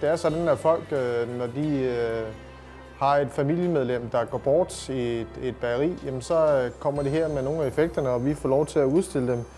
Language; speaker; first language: Danish; native; Danish